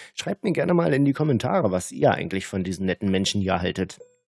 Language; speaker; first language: German; native; German